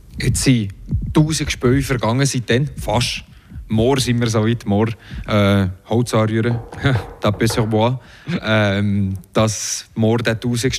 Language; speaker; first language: German; native; German